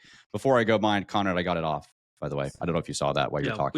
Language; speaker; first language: English; native; English